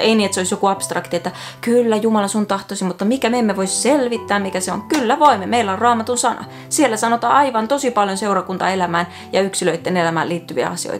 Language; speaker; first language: Finnish; native; Finnish